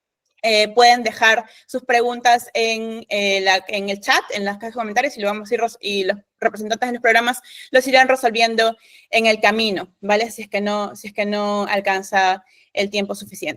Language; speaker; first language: Spanish; native; Spanish